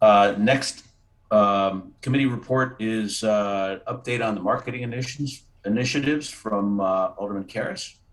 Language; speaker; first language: English; native; English